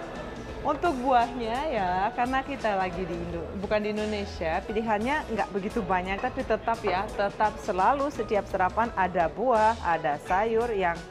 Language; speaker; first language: Indonesian; non-native, fluent; Russian